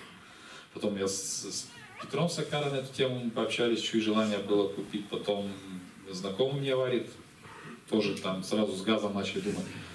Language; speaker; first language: Russian; native; Russian